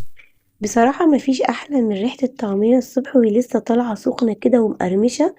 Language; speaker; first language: Arabic; native; Arabic